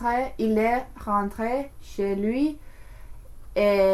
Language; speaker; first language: French; non-native, learner; English